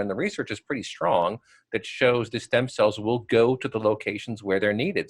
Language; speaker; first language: English; native; English